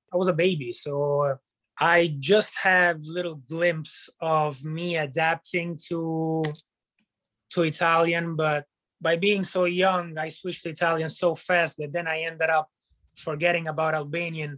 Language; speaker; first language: English; non-native, fluent; Italian